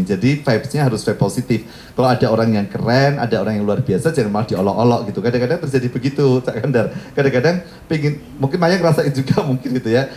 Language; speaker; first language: Indonesian; native; Indonesian